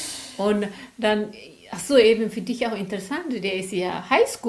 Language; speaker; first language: German; non-native, learner; Korean